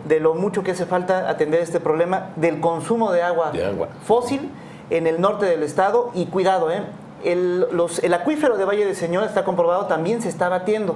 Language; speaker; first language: Spanish; native; Spanish